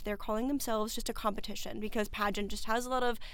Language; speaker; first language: English; native; English